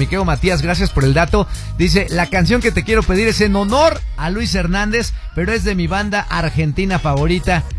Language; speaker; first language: Spanish; native; Spanish